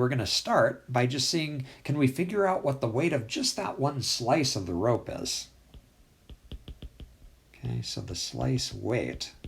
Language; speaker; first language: English; native; English